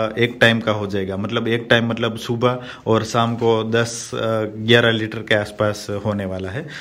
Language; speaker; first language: Hindi; non-native, local second language; Gujarati